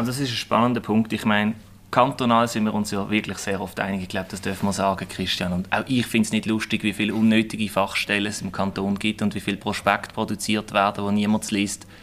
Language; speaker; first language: German; native; German